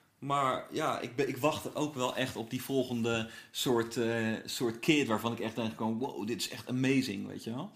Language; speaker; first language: Dutch; native; Dutch